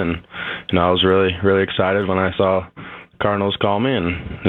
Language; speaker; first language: English; native; English